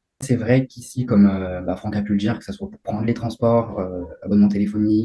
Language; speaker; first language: French; native; French